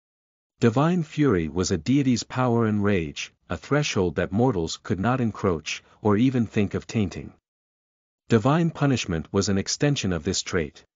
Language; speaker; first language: English; native; English